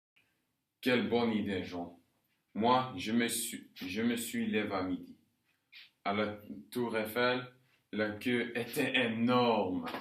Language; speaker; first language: French; non-native, learner; Norwegian